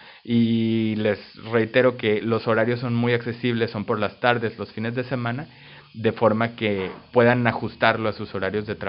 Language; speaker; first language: Spanish; native; Spanish